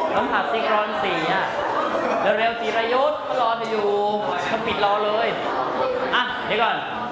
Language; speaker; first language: Thai; native; Thai